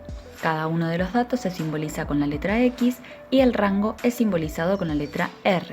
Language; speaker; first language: Spanish; native; Spanish